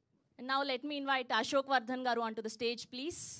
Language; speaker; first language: Telugu; native; Telugu